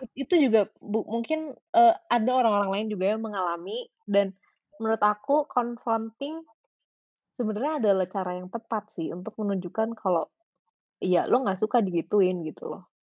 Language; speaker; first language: Indonesian; native; Indonesian